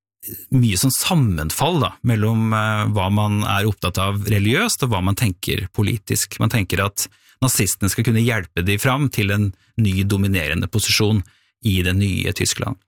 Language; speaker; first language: Norwegian; native; Norwegian